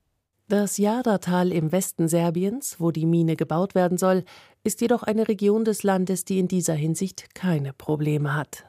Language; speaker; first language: German; native; German